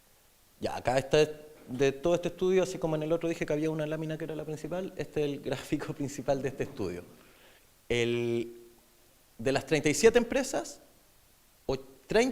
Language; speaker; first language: Spanish; native; Spanish